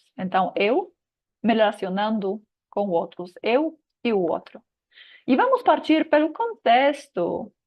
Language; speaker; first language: Portuguese; non-native, fluent; Polish